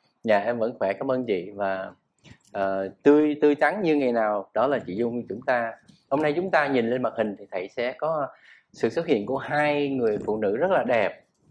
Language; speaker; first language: Vietnamese; native; Vietnamese